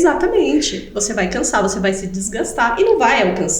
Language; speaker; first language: Portuguese; native; Portuguese